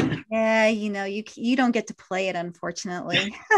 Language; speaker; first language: English; native; English